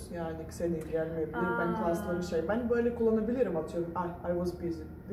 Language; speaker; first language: Turkish; non-native, fluent; Russian